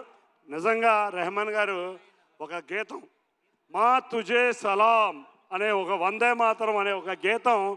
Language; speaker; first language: Telugu; native; Telugu